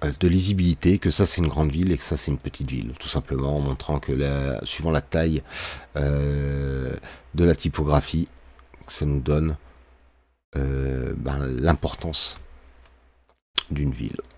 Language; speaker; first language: French; native; French